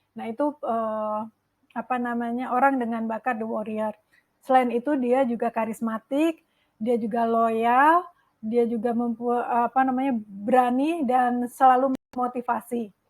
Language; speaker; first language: Indonesian; native; Indonesian